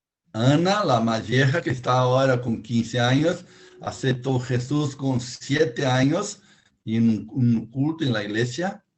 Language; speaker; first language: Spanish; non-native, fluent; Portuguese